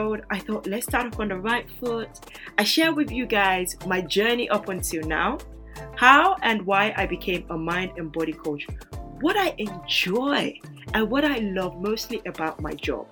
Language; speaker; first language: English; non-native, local second language; Yoruba